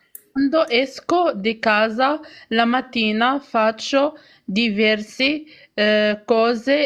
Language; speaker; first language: Italian; non-native, learner; Arabic